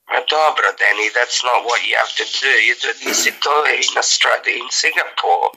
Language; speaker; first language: English; early bilingual, other home language; Serbian